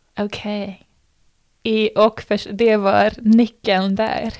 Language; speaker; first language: Swedish; non-native, learner; English